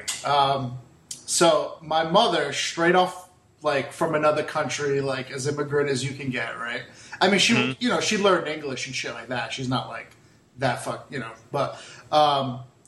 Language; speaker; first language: English; native; English